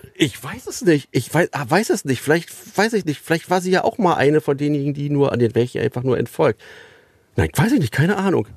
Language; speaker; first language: German; native; German